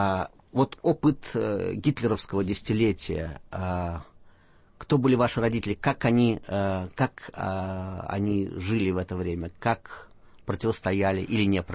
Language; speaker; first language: Russian; native; Russian